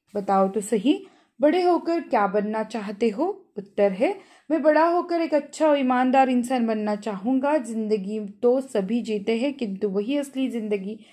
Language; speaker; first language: Hindi; non-native, local second language; Marathi